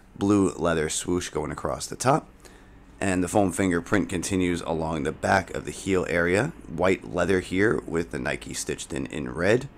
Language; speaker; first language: English; native; English